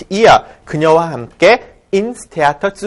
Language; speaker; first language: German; non-native, fluent; Korean